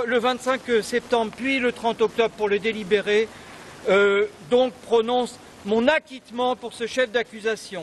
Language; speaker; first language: French; native; French